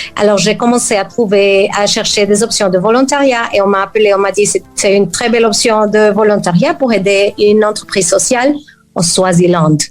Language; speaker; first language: French; non-native, fluent; Spanish